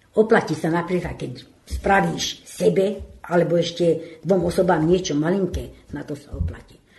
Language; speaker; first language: Slovak; non-native, local second language; Hungarian